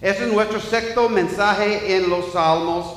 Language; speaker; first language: Spanish; non-native, fluent; English